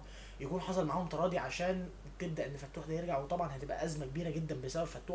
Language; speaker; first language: Arabic; native; Arabic